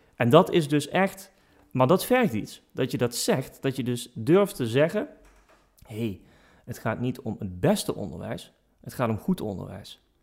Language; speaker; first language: Dutch; native; Dutch